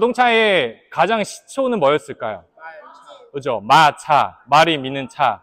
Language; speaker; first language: Korean; native; Korean